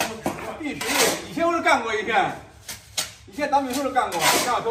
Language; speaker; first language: Chinese; native; Chinese